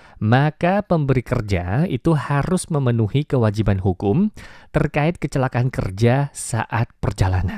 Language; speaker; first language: Indonesian; native; Indonesian